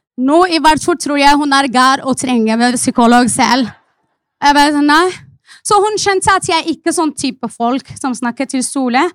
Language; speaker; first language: Norwegian; non-native, fluent; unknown